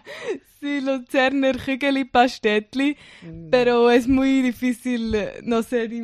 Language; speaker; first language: Spanish; non-native, learner; German